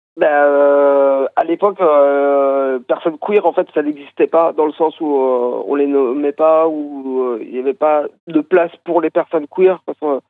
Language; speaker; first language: French; native; French